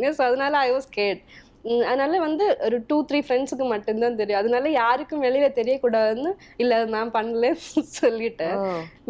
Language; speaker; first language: Tamil; non-native, local second language; Malayalam